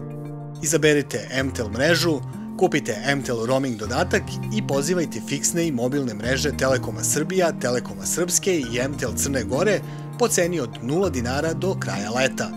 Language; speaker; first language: Serbian; native; Serbian